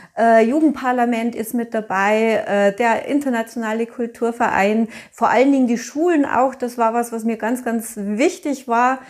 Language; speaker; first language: German; native; German